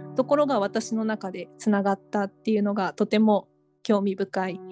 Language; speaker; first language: Japanese; native; Japanese